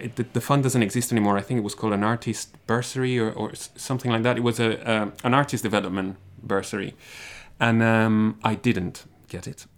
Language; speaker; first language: English; non-native, fluent; Spanish